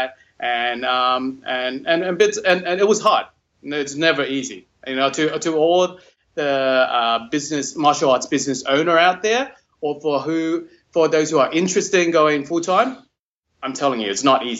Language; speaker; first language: English; non-native, local second language; Cantonese